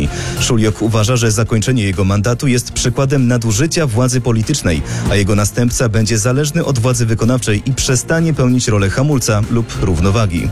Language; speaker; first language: Polish; native; Polish